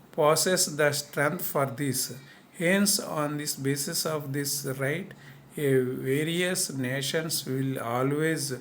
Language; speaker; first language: English; non-native, local second language; Telugu